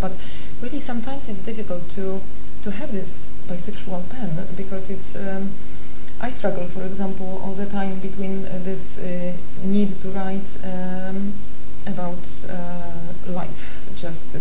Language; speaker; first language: English; non-native, fluent; Polish